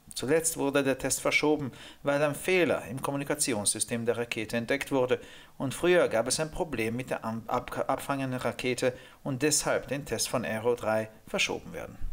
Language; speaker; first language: German; non-native, fluent; Hungarian